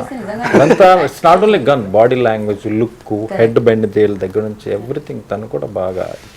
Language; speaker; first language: Telugu; native; Telugu